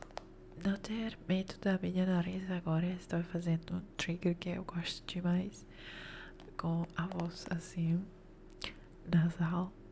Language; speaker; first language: Portuguese; non-native, learner; Italian